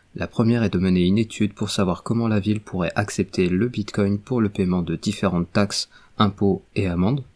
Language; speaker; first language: French; native; French